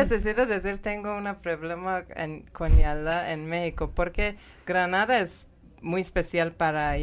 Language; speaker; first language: Spanish; non-native, learner; Persian